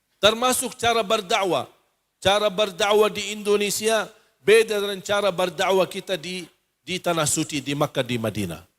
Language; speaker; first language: Malay; non-native, fluent; Arabic